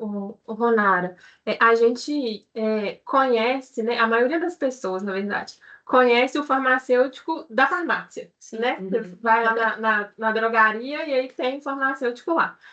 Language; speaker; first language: Portuguese; native; Portuguese